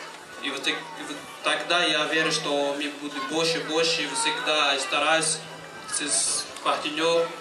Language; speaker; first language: Russian; non-native, learner; Portuguese